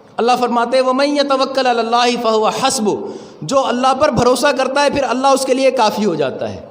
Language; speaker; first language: Urdu; non-native, local second language; Sindhi